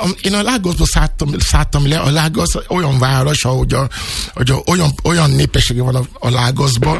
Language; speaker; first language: Hungarian; non-native, learner; Yoruba